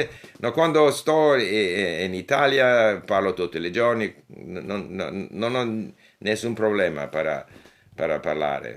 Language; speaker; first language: Italian; non-native, fluent; English